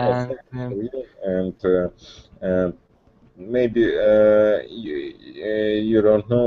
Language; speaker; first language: English; non-native, learner; Russian